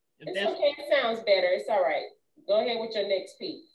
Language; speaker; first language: English; native; English